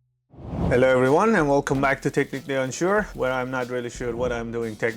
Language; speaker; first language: English; non-native, fluent; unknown